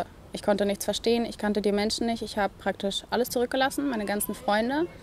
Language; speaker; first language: German; early bilingual, other home language; Russian